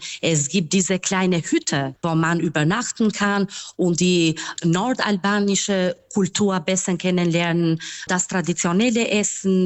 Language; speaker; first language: German; non-native, fluent; Albanian